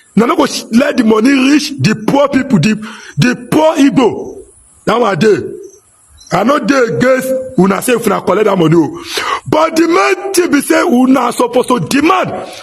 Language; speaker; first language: Nigerian Pidgin; non-native, local second language; Igbo